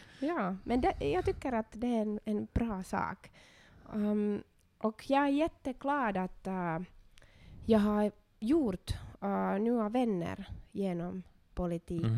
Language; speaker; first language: Swedish; non-native, local second language; Finnish